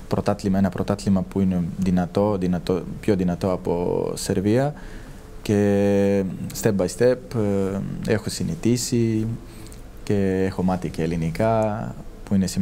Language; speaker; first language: Greek; non-native, fluent; Serbian